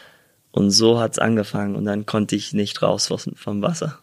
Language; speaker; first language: German; early bilingual, heritage; German